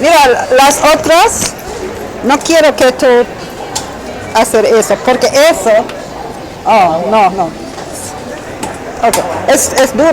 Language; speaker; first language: Spanish; non-native, learner; English